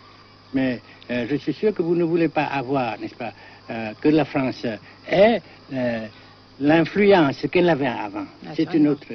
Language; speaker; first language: French; non-native, fluent; Vietnamese